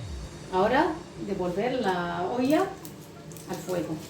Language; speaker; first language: Spanish; non-native, fluent; Arabic